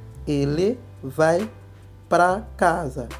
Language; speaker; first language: Portuguese; non-native, fluent; Haitian Creole